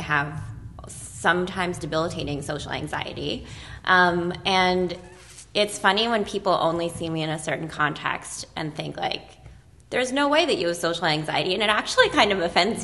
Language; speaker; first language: English; non-native, local second language; Filipino